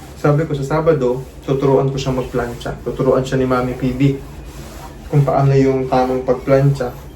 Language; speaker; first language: Filipino; native; Filipino